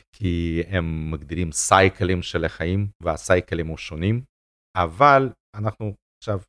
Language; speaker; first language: Hebrew; non-native, fluent; Russian